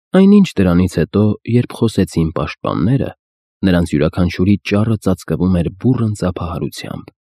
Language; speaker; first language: Armenian; native; Armenian